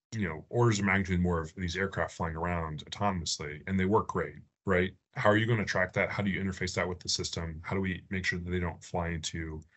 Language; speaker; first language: English; native; English